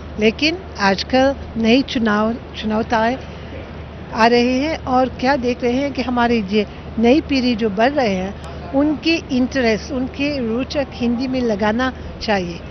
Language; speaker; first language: Hindi; early bilingual, heritage; Hindi